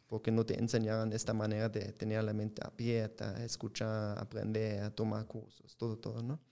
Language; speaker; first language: Spanish; non-native, fluent; German